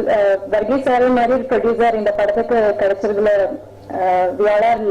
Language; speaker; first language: Tamil; non-native, fluent; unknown